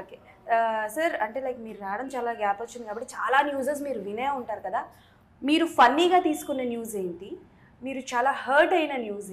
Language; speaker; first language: Telugu; native; Telugu